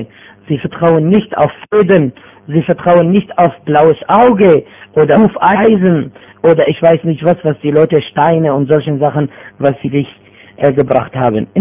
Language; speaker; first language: German; non-native, fluent; Arabic